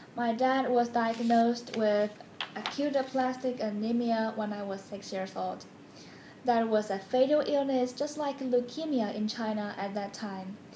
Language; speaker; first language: English; non-native, fluent; Chinese